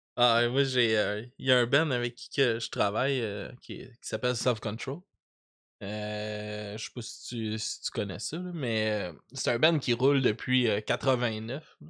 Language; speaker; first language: French; native; French